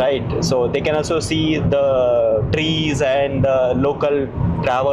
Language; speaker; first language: English; non-native, local second language; Hindi